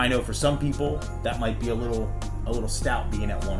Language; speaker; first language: English; native; English